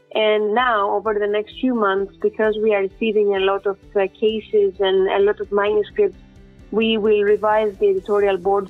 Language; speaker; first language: English; non-native, fluent; Greek